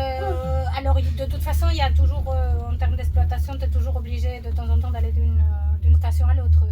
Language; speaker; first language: French; native; French